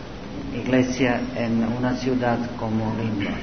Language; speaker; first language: Spanish; non-native, learner; Serbian